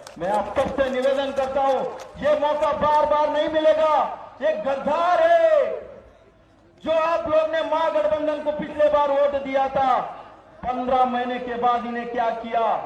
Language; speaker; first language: Hindi; non-native, local second language; Kannada